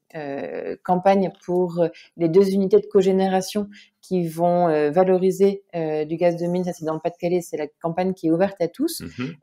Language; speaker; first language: French; native; French